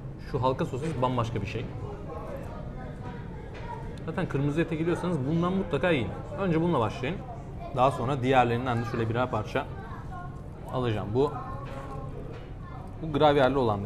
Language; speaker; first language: Turkish; native; Turkish